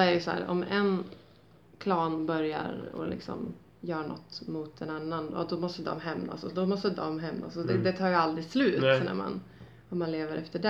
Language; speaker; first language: Swedish; native; Swedish